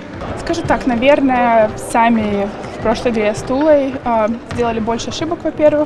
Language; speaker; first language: Russian; native; Russian